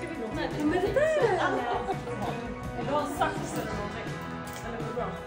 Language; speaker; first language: Swedish; early bilingual, other home language; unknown